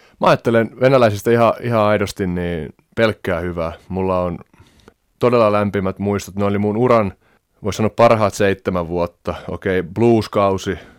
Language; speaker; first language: Finnish; native; Finnish